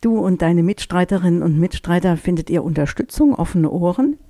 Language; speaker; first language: German; native; German